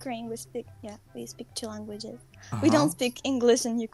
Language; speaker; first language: English; non-native, local second language; Ukrainian